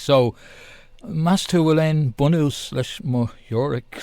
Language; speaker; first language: Irish; non-native, local second language; English